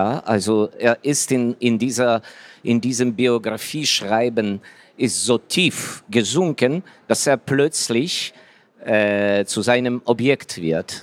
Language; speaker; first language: German; non-native, fluent; Ukrainian